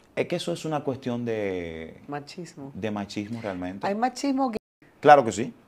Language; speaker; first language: Spanish; native; Spanish